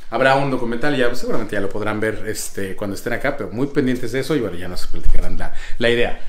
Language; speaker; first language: Spanish; native; Spanish